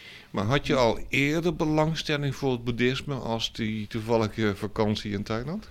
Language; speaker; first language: Dutch; native; Dutch